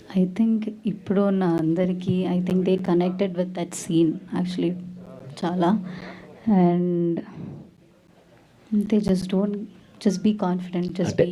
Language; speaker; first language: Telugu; non-native, learner; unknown